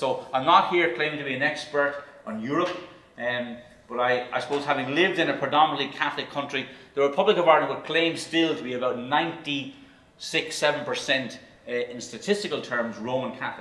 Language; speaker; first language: English; native; English